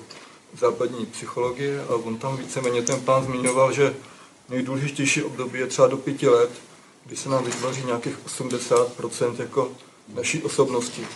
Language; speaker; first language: Czech; native; Czech